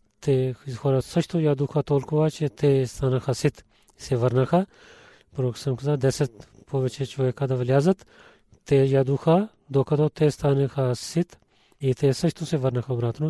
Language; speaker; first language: Bulgarian; non-native, learner; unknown